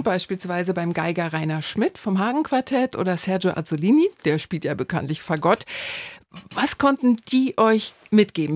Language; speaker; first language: German; native; German